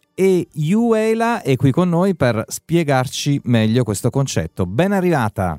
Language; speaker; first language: Italian; native; Italian